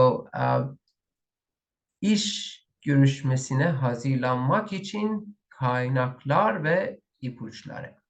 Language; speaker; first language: Turkish; non-native, learner; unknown